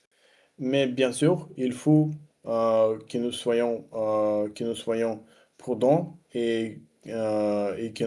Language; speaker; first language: French; non-native, learner; Russian